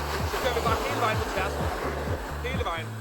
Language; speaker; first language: Danish; native; Danish